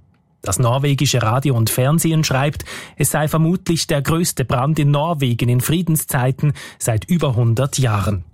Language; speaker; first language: German; native; German